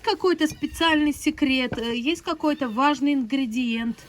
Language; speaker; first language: Russian; native; Russian